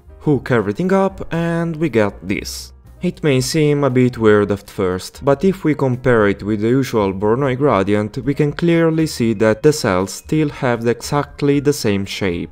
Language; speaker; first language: English; non-native, fluent; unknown